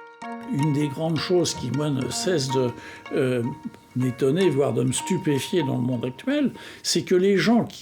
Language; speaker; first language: French; native; French